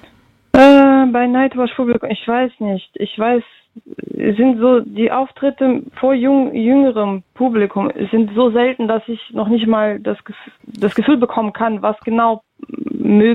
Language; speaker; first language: German; early bilingual, other home language; Russian